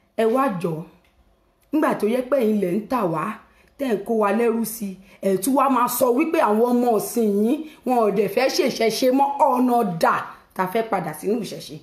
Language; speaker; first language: Yoruba; native; Yoruba